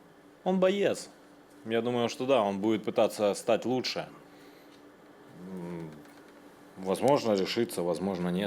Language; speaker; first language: Russian; native; Russian